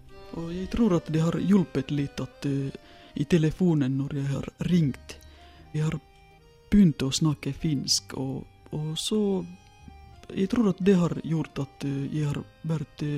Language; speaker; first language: Norwegian; non-native, fluent; Finnish